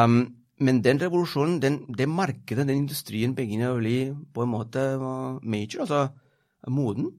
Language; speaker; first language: Norwegian; non-native, fluent; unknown